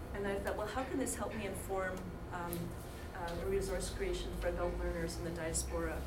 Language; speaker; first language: English; native; English